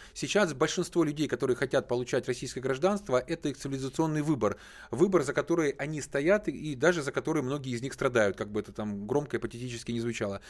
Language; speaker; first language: Russian; native; Russian